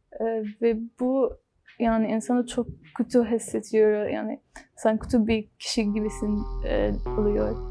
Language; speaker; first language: Turkish; non-native, learner; Arabic